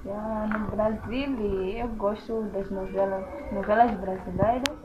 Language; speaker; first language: Portuguese; non-native, local second language; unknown